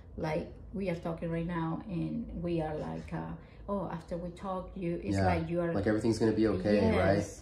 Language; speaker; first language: English; non-native, fluent; Spanish